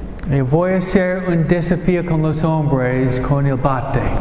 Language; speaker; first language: Spanish; non-native, fluent; English